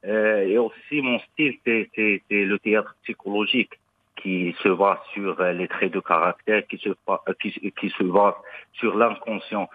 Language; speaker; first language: French; non-native, local second language; Arabic